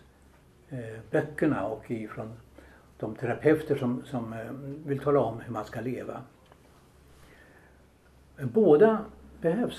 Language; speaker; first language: Swedish; native; Swedish